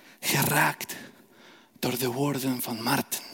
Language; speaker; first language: Dutch; non-native, fluent; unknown